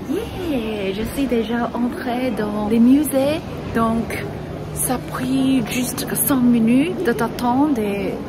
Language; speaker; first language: French; non-native, learner; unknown